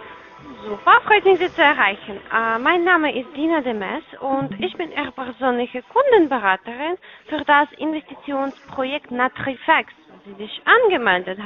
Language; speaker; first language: German; non-native, fluent; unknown